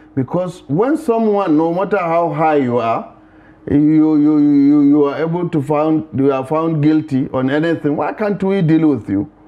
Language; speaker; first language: English; non-native, local second language; Hausa